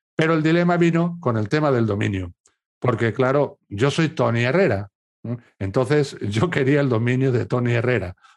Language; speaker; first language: Spanish; native; Spanish